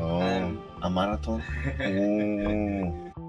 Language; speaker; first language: Japanese; non-native, learner; Korean